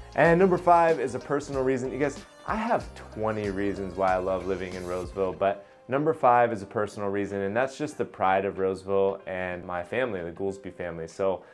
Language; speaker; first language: English; native; English